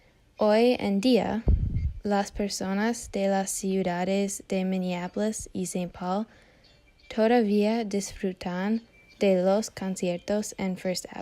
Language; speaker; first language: Spanish; non-native, learner; English